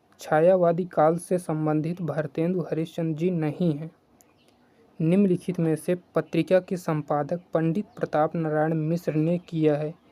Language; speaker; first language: Hindi; native; Hindi